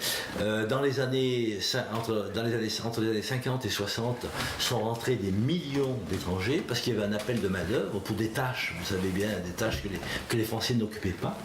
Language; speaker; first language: French; native; French